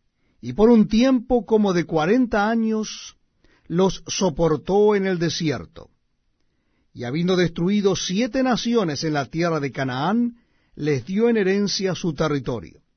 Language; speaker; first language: Spanish; native; Spanish